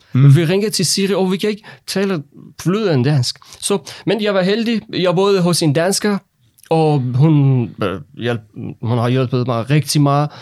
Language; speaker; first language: Danish; non-native, learner; Persian